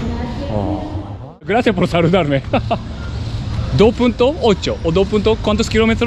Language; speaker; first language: Spanish; native; Spanish